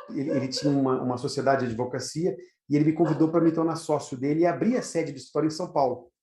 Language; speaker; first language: Portuguese; native; Portuguese